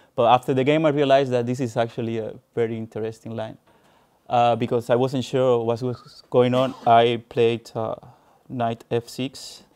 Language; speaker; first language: English; non-native, fluent; Spanish